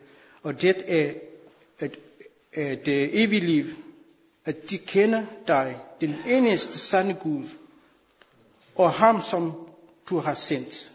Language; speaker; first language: Danish; non-native, fluent; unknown